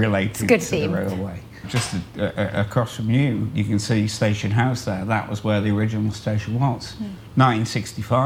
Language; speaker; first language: English; native; English